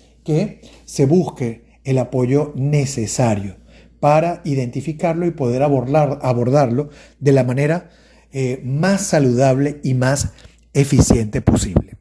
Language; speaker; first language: Spanish; native; Spanish